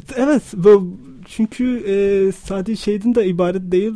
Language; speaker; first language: Turkish; non-native, fluent; Urdu